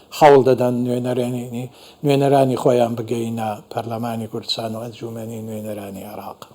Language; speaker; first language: Central Kurdish; non-native, local second language; Assyrian Neo-Aramaic